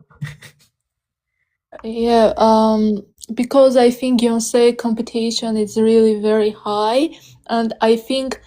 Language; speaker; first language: English; non-native, learner; Armenian